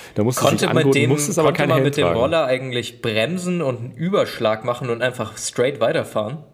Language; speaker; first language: German; native; German